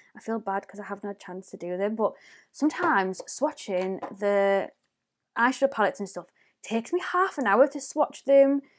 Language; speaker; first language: English; native; English